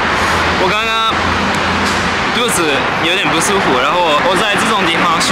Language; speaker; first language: Chinese; non-native, fluent; Japanese